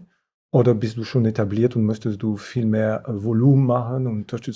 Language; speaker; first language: German; non-native, fluent; French